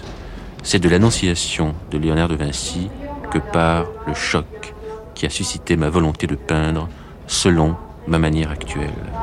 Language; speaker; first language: French; native; French